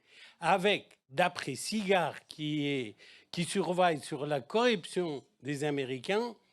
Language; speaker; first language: French; non-native, fluent; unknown